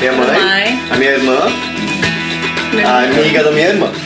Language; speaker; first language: Portuguese; non-native, fluent; Hindi